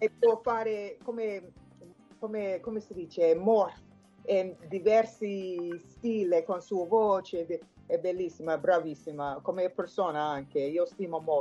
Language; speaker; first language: Italian; non-native, fluent; English